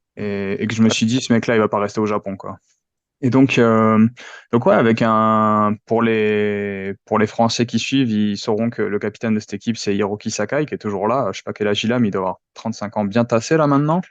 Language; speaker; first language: French; native; French